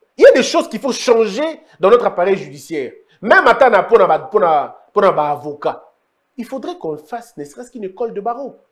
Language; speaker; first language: French; non-native, local second language; Lingala